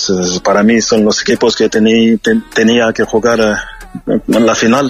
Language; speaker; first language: Spanish; non-native, fluent; French